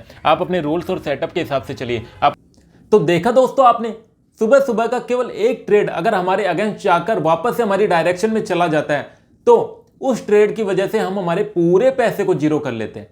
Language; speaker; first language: Hindi; native; Hindi